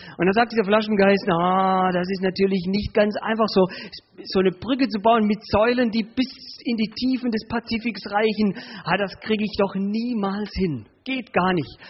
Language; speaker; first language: German; early bilingual, other home language; Spanish